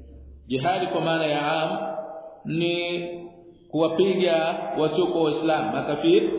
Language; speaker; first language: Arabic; non-native, fluent; Swahili